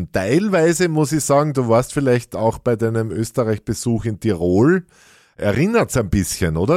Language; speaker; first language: German; native; German